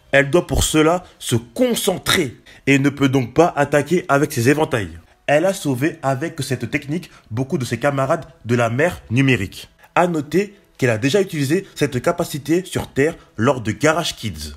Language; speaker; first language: French; native; French